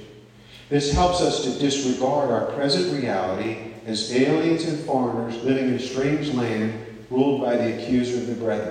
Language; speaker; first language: English; native; English